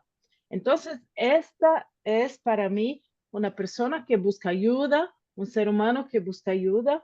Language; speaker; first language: Spanish; non-native, fluent; Portuguese